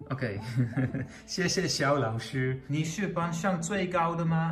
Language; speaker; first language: Chinese; non-native, fluent; Dutch